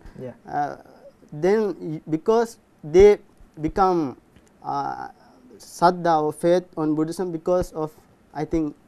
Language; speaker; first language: English; non-native, learner; Sinhala